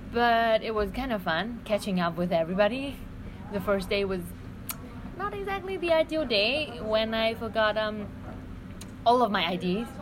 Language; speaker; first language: English; non-native, fluent; Vietnamese